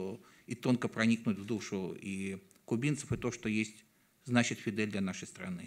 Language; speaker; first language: Russian; native; Russian